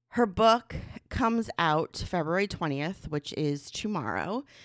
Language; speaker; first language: English; native; English